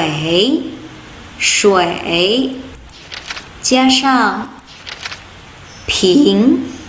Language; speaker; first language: Chinese; non-native, fluent; Indonesian